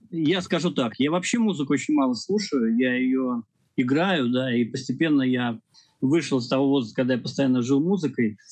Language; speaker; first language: Russian; native; Russian